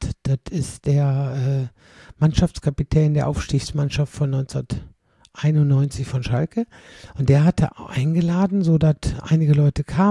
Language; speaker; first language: German; native; German